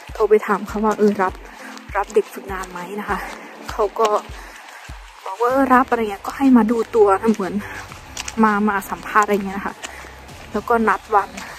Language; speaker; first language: Thai; native; Thai